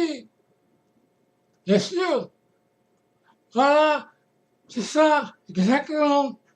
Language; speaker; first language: French; non-native, fluent; Portuguese